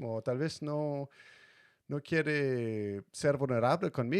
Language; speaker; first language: Spanish; non-native, fluent; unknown